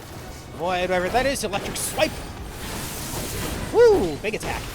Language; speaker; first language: English; native; English